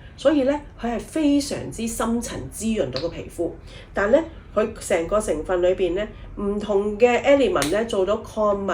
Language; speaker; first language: Cantonese; native; Cantonese